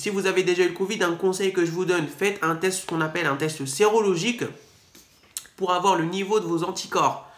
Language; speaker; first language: French; native; French